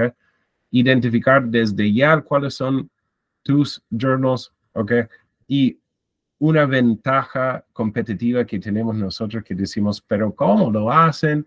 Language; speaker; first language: Spanish; non-native, fluent; English